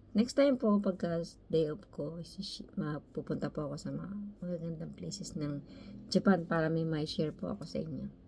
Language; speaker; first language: Filipino; native; Filipino